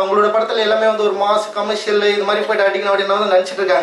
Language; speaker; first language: Tamil; native; Tamil